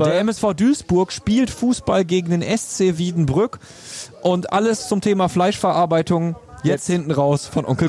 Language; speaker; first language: German; native; German